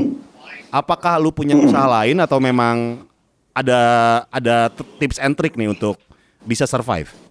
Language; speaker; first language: Indonesian; native; Indonesian